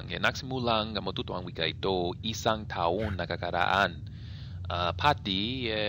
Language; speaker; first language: Filipino; non-native, learner; English